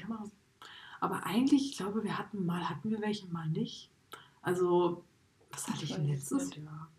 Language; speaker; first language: German; native; German